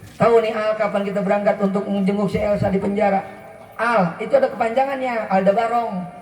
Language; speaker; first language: Indonesian; native; Indonesian